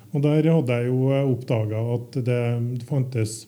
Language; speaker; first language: Norwegian; native; Norwegian